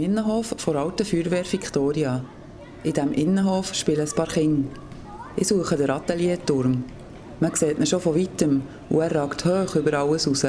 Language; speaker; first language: German; native; German